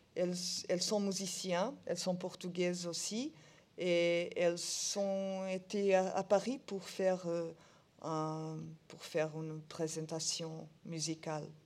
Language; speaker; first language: French; non-native, learner; Portuguese